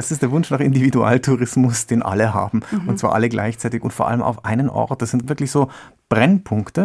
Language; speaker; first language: German; native; German